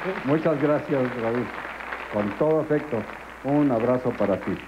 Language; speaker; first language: Spanish; native; Spanish